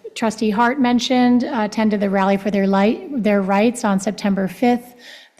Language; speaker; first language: English; non-native, fluent; Spanish